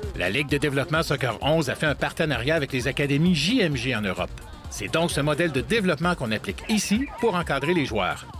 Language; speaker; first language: French; native; French